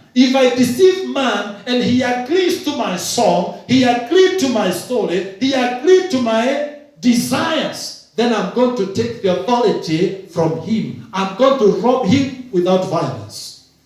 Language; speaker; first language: English; non-native, local second language; Swahili